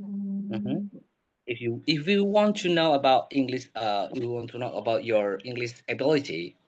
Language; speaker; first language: English; non-native, learner; Indonesian